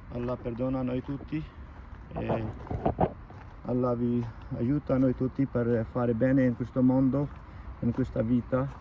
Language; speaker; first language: Italian; non-native, learner; Urdu